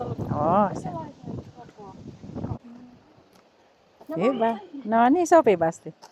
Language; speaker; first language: Finnish; non-native, learner; Filipino